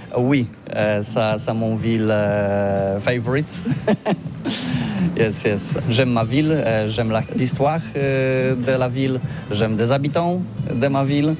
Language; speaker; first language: French; non-native, learner; Polish